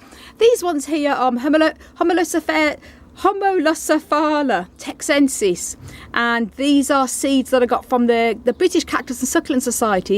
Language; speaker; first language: English; native; English